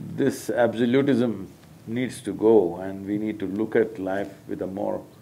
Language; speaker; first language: English; non-native, local second language; Kannada